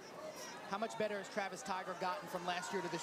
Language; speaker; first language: English; native; English